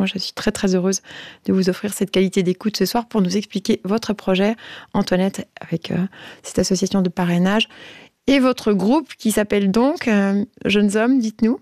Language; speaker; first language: French; native; French